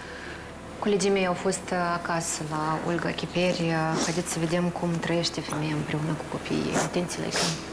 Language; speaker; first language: Romanian; native; Romanian